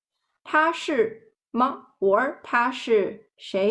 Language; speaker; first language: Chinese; non-native, fluent; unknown